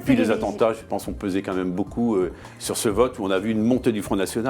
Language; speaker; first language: French; native; French